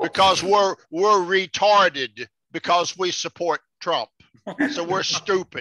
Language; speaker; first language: English; native; English